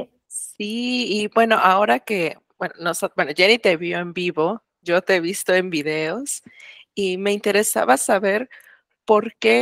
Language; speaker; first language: Spanish; native; Spanish